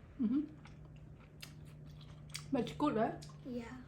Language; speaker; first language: English; non-native, learner; Lao